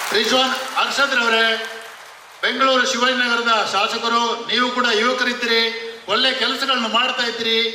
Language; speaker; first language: Kannada; non-native, local second language; Kodava